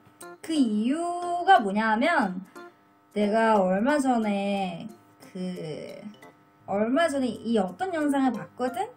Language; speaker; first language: Korean; non-native, learner; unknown